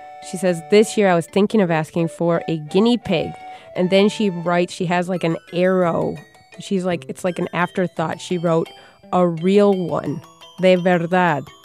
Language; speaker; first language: English; native; English